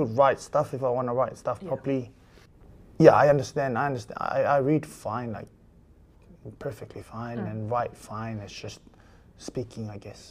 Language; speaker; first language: English; non-native, fluent; Samoan